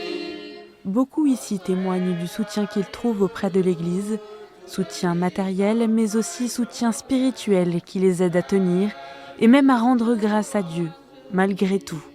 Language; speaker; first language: French; native; French